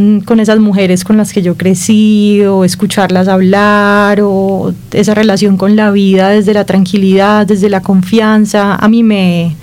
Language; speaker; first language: Spanish; native; Spanish